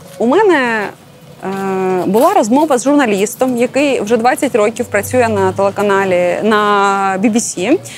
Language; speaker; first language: Ukrainian; non-native, local second language; Russian